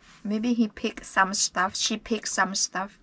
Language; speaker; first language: English; non-native, learner; Thai